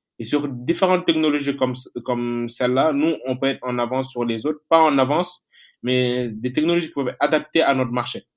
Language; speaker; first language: French; non-native, local second language; Wolof